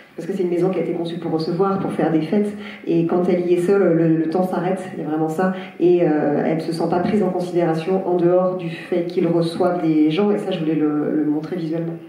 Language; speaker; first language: French; native; French